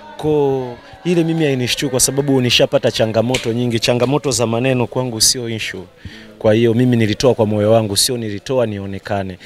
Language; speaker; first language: Swahili; native; Swahili